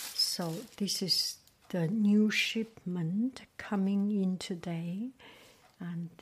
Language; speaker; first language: English; non-native, fluent; Chinese